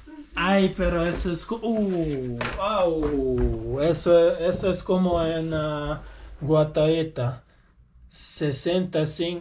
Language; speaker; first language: Spanish; non-native, learner; Croatian